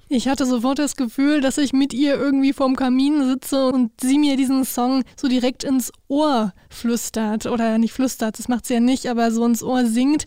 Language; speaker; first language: German; native; German